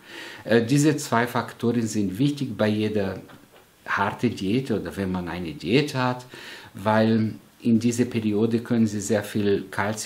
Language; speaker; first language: German; non-native, fluent; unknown